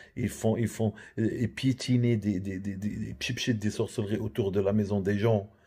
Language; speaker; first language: French; non-native, local second language; Arabic